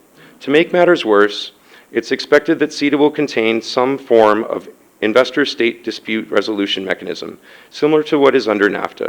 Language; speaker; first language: English; native; English